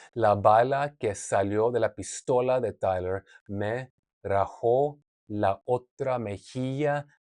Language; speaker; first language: Spanish; non-native, learner; English